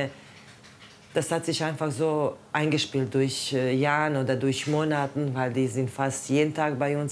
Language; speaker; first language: German; non-native, fluent; Croatian